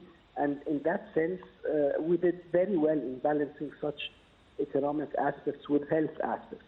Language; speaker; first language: English; non-native, fluent; Arabic